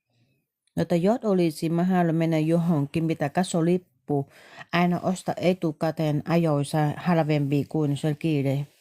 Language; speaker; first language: Finnish; non-native, learner; Vietnamese